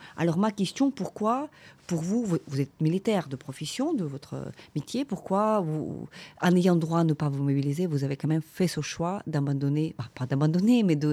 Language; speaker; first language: French; non-native, fluent; Ukrainian